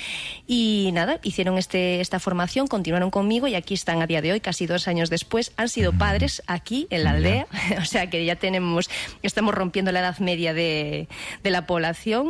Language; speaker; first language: Spanish; native; Spanish